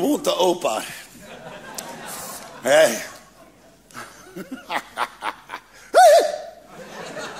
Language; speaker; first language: English; native; English